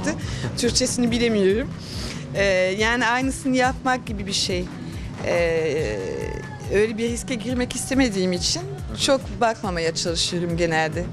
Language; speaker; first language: Turkish; early bilingual, heritage; Turkish